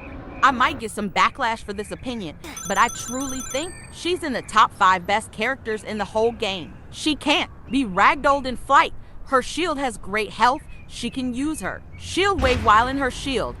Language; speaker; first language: English; native; English